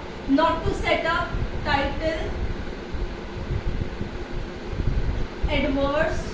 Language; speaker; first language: Hindi; native; Hindi